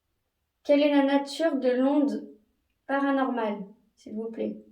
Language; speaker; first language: French; native; French